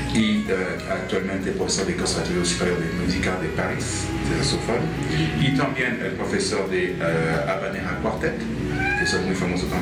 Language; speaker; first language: Spanish; non-native, learner; French